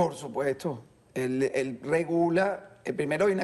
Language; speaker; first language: Spanish; native; Spanish